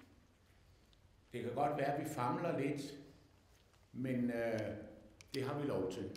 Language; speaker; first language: Danish; native; Danish